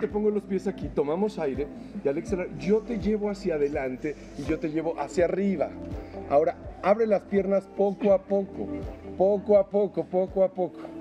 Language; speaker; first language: Spanish; native; Spanish